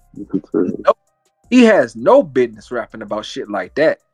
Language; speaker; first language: English; native; English